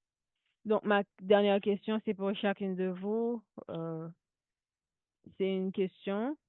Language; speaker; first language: French; non-native, local second language; Haitian Creole